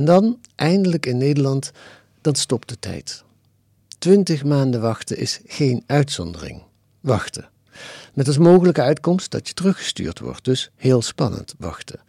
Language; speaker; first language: Dutch; native; Dutch